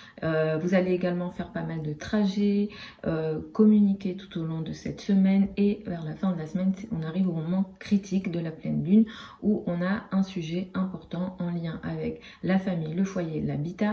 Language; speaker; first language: French; native; French